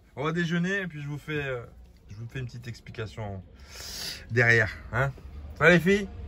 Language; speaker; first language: French; native; French